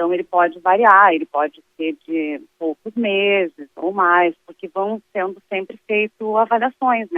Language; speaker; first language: Portuguese; native; Portuguese